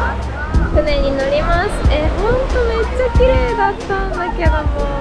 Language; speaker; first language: Japanese; native; Japanese